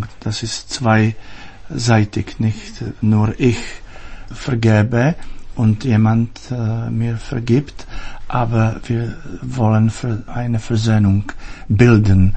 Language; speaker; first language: German; non-native, fluent; Czech